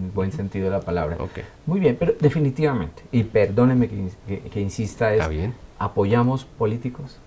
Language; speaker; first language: Spanish; native; Spanish